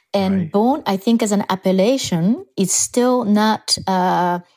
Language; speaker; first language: English; non-native, fluent; Japanese